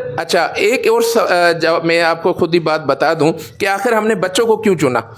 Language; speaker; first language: Urdu; non-native, local second language; Sindhi